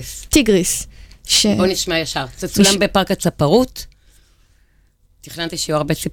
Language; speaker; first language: Hebrew; native; Hebrew